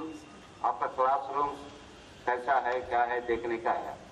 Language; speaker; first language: Hindi; non-native, local second language; Kannada